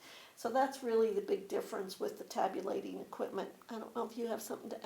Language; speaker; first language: English; native; English